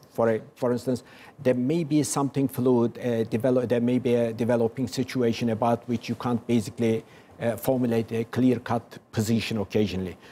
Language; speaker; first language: English; non-native, fluent; Turkish